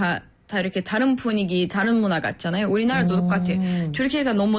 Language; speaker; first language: Korean; non-native, fluent; Turkish